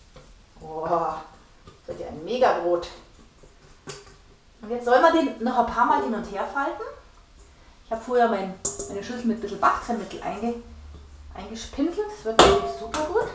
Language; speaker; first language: German; native; German